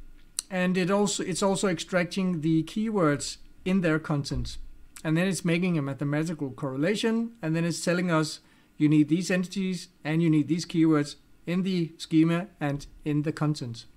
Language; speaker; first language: English; non-native, fluent; Danish